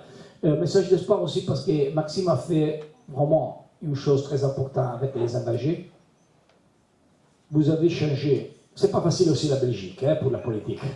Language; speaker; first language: French; non-native, learner; Italian